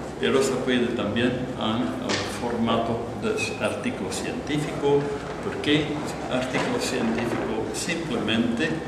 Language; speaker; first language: Spanish; non-native, fluent; Dutch